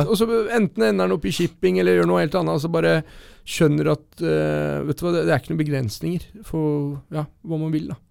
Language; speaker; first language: Norwegian; early bilingual, other home language; Persian